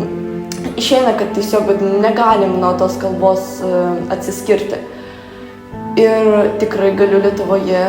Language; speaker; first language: Lithuanian; non-native, learner; Ukrainian